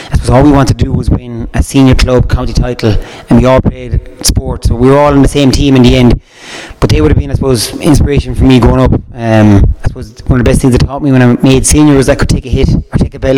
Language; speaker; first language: English; native; English